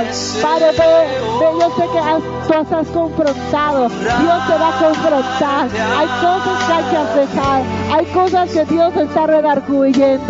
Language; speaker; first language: Spanish; native; Spanish